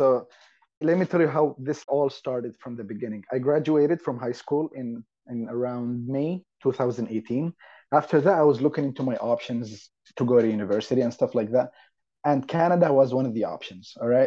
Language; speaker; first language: English; non-native, fluent; Arabic